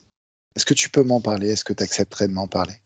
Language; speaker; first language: French; native; French